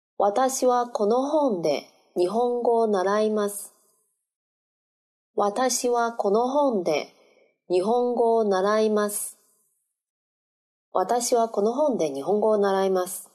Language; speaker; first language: Japanese; non-native, learner; Chinese